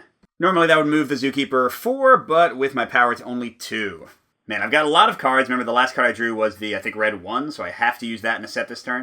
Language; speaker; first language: English; native; English